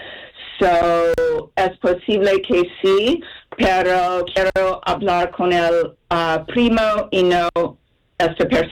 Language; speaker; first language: Spanish; non-native, fluent; English